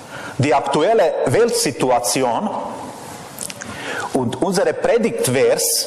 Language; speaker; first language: German; non-native, fluent; Serbian